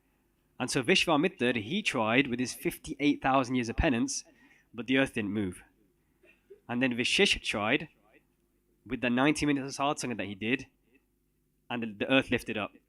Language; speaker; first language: English; non-native, local second language; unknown